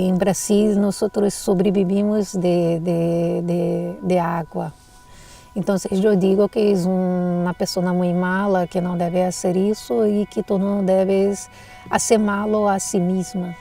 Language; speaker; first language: Spanish; non-native, learner; Portuguese